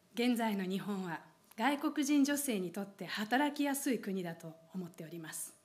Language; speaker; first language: Japanese; non-native, fluent; Hungarian